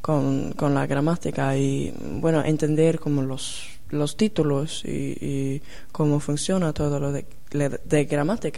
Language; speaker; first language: Spanish; non-native, learner; Swedish